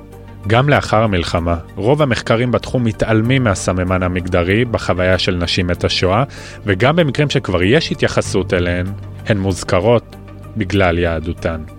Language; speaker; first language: Hebrew; native; Hebrew